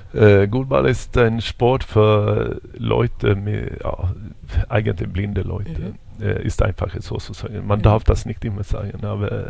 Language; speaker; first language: German; non-native, fluent; Swedish